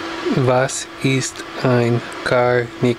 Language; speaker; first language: German; non-native, learner; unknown